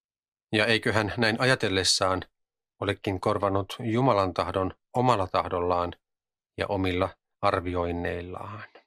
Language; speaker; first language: Finnish; native; Finnish